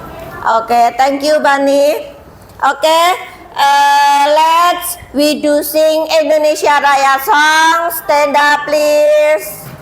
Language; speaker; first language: English; non-native, fluent; Indonesian